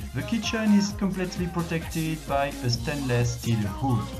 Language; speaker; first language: English; non-native, fluent; French